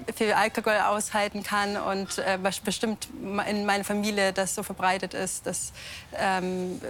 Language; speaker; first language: German; non-native, fluent; Russian